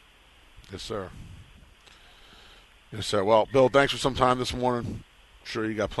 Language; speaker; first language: English; native; English